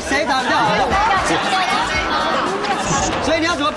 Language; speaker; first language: Chinese; native; Chinese